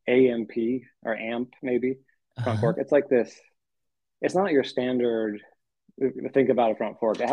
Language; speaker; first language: English; native; English